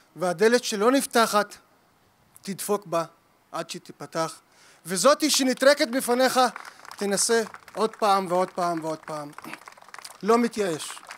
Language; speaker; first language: Hebrew; native; Hebrew